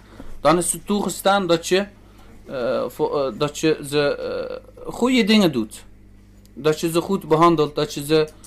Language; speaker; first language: Dutch; early bilingual, other home language; Turkish